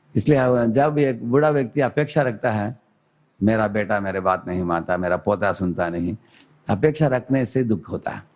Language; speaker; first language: Hindi; non-native, local second language; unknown